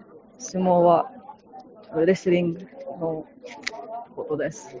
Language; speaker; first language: Japanese; non-native, learner; English